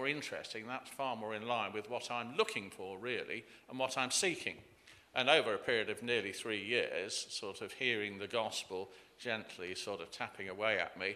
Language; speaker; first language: English; native; English